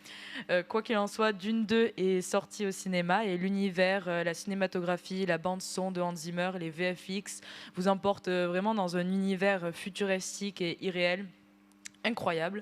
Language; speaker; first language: French; native; French